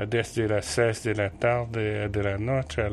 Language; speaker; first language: Spanish; non-native, learner; French